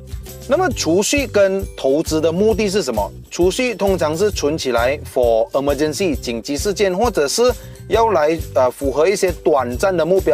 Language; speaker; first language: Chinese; native; Chinese